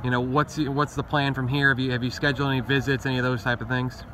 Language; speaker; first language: English; native; English